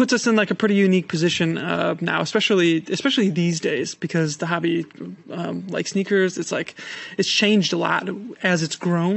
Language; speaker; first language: English; native; English